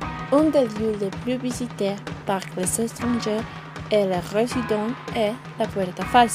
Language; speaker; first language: French; non-native, learner; Spanish